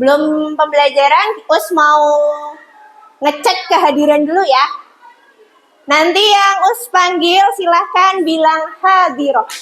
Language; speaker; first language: Indonesian; native; Indonesian